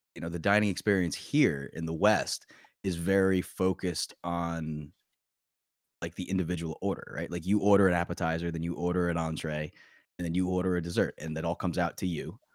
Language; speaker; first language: English; early bilingual, other home language; Korean